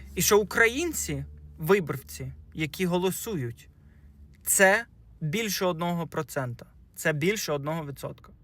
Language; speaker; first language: Ukrainian; early bilingual, heritage; Ukrainian